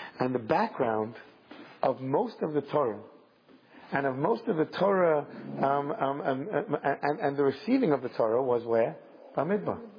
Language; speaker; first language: English; native; English